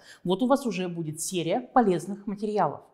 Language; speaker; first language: Russian; native; Russian